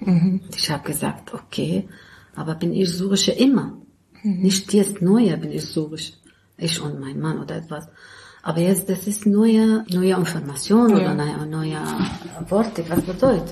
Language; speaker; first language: German; non-native, learner; Arabic